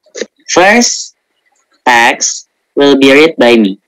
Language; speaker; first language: English; non-native, learner; Indonesian